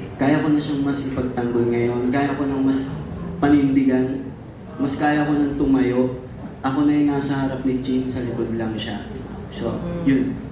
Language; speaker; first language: Filipino; native; Filipino